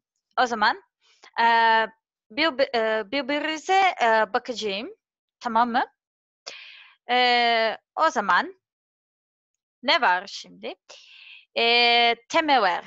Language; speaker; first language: Turkish; non-native, learner; Serbian